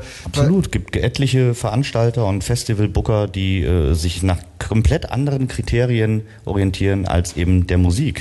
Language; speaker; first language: German; native; German